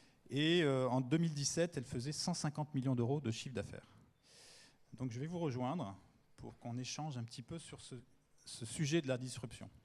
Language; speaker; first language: French; native; French